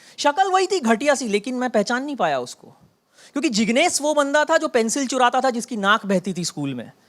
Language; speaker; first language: Hindi; non-native, local second language; Bangla